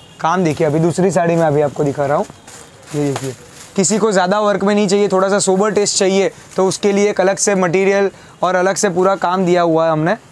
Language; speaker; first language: Hindi; non-native, local second language; Gujarati